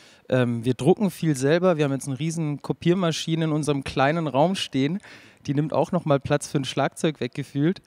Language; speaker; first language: German; native; German